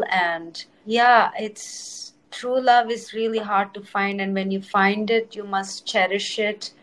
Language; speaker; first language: English; non-native, local second language; Telugu